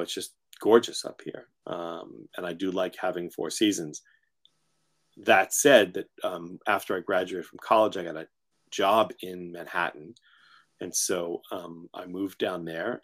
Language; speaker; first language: English; native; English